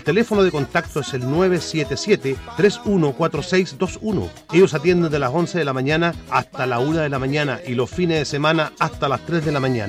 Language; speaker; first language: Spanish; native; Spanish